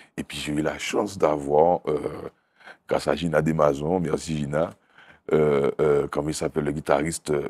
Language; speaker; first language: French; native; French